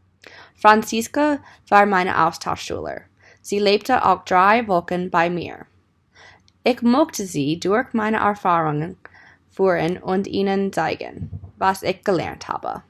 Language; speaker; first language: German; non-native, learner; English